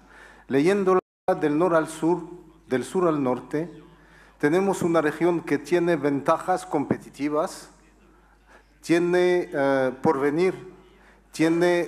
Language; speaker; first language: Spanish; non-native, fluent; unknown